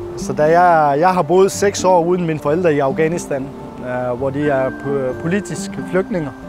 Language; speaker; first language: Danish; non-native, fluent; Persian